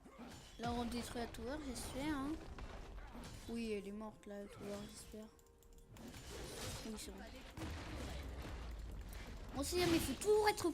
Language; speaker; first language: French; native; French